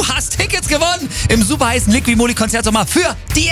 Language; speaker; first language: German; native; German